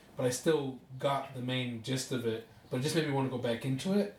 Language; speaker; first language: English; native; English